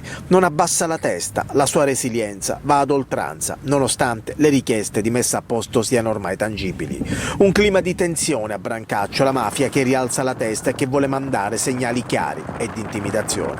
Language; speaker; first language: Italian; native; Italian